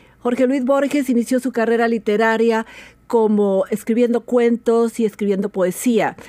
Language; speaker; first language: Spanish; native; Spanish